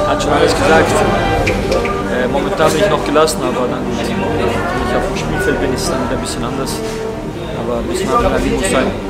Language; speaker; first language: German; early bilingual, other home language; Albanian